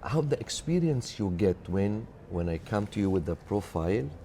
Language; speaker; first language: English; non-native, learner; Arabic